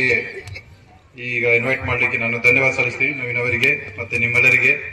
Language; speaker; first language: Kannada; non-native, fluent; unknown